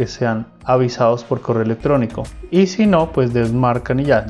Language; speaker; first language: Spanish; native; Spanish